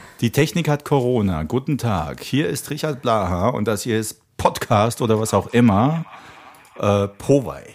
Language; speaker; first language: German; early bilingual, other home language; Czech